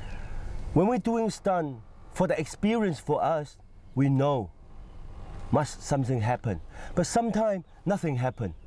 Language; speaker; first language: English; non-native, fluent; Cantonese